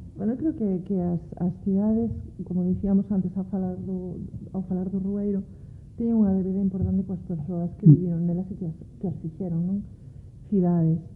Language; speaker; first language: Galician; native; Galician